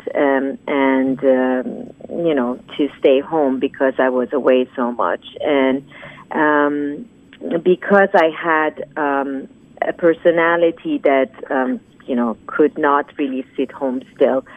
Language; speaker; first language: English; non-native, fluent; Persian